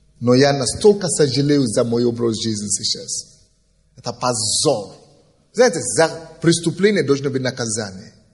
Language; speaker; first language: Russian; non-native, fluent; Yoruba